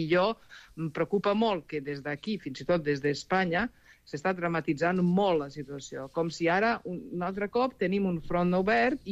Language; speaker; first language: Catalan; non-native, fluent; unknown